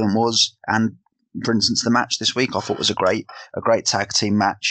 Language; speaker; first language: English; native; English